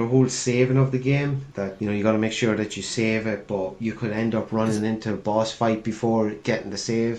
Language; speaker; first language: English; native; English